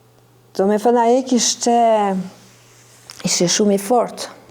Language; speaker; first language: Albanian; non-native, fluent; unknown